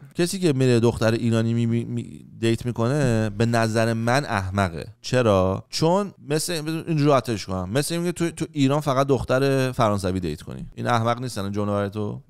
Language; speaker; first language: Persian; native; Persian